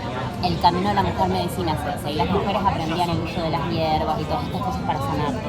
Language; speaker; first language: Spanish; native; Spanish